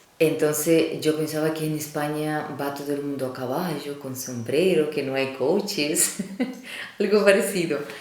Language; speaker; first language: Spanish; non-native, fluent; Russian